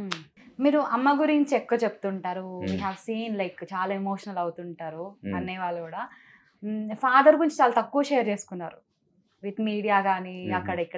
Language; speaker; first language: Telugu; native; Telugu